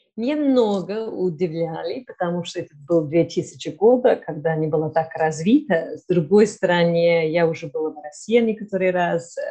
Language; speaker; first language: Russian; non-native, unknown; English